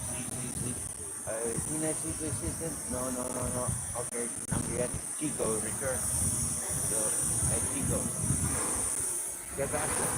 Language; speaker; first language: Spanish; non-native, learner; English